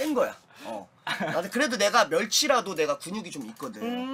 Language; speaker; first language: Korean; native; Korean